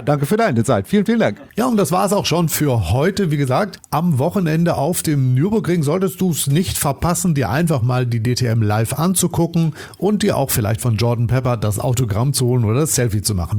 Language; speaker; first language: German; native; German